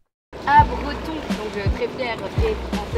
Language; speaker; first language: French; native; French